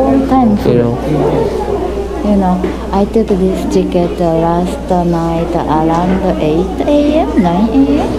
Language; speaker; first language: English; non-native, learner; Japanese